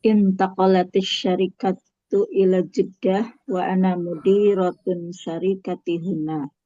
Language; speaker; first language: Arabic; non-native, learner; Indonesian